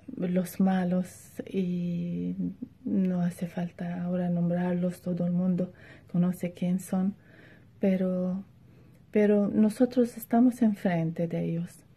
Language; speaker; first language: Spanish; non-native, fluent; Arabic